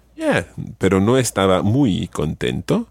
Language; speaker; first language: Spanish; non-native, fluent; English